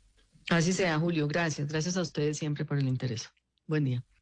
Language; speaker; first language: Spanish; native; Spanish